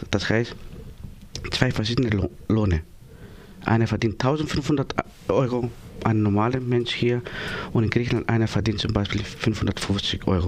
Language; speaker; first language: German; non-native, learner; Greek